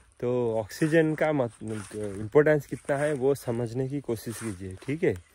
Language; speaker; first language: Hindi; non-native, local second language; Odia